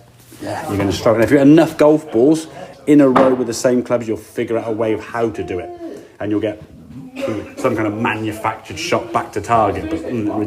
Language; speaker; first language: English; native; English